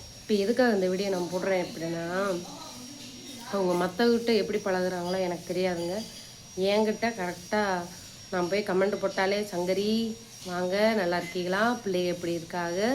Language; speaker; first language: Tamil; native; Tamil